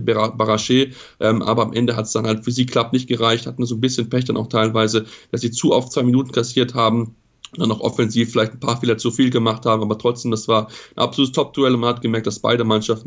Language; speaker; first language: German; native; German